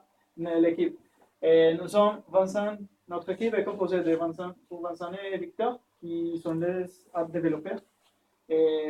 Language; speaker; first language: French; non-native, fluent; Spanish